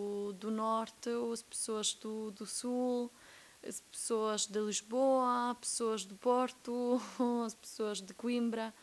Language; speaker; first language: Portuguese; non-native, fluent; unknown